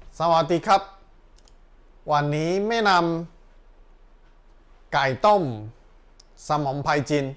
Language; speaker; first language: Thai; non-native, learner; Chinese